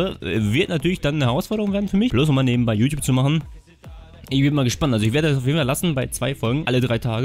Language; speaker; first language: German; native; German